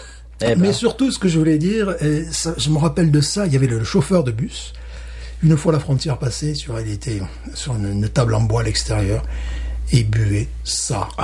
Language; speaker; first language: French; native; French